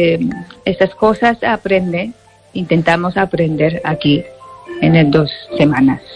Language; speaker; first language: Spanish; non-native, fluent; Japanese